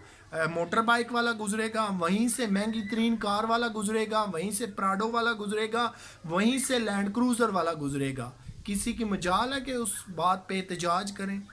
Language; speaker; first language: Urdu; native; Urdu